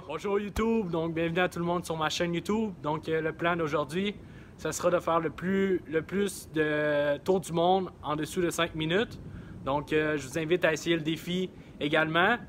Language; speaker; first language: French; native; French